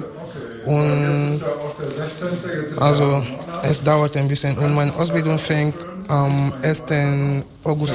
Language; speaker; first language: German; non-native, learner; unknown